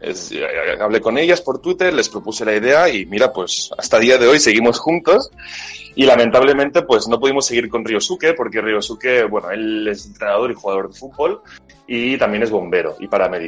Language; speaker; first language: Spanish; native; Spanish